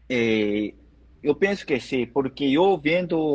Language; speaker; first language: Spanish; non-native, fluent; Korean